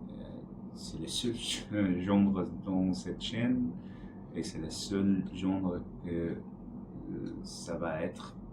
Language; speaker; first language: French; non-native, learner; Arabic